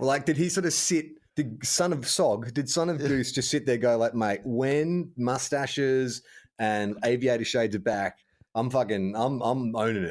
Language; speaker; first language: English; native; English